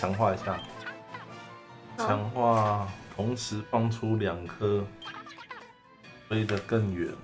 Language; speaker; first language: Chinese; native; Chinese